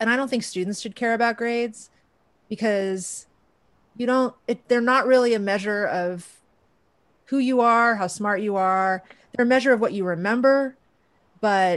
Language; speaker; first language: English; early bilingual, other home language; Persian